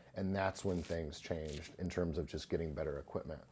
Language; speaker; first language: English; native; English